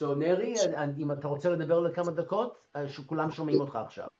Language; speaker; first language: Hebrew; early bilingual, heritage; Hebrew